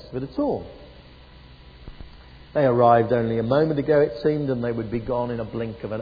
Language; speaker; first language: English; native; English